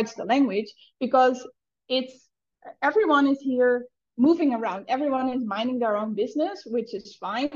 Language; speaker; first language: English; non-native, fluent; Dutch